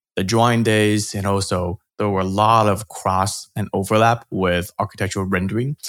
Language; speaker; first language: English; early bilingual, other home language; Chinese